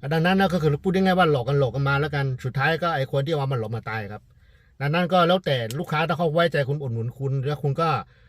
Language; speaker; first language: Thai; non-native, fluent; Chinese